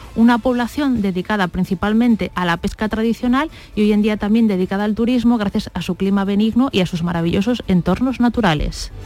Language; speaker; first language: Spanish; native; Spanish